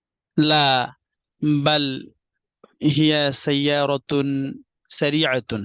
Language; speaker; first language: Arabic; non-native, learner; Bangla